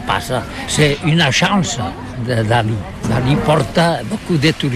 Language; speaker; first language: French; non-native, learner; Catalan